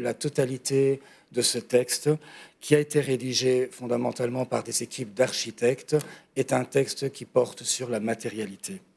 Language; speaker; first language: French; native; French